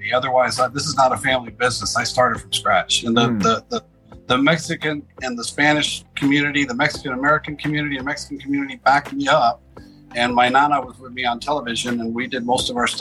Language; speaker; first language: English; native; English